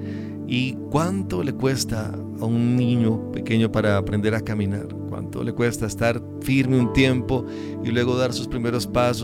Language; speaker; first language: Spanish; native; Spanish